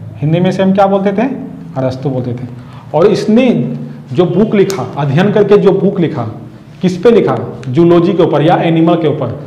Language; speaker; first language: Hindi; native; Hindi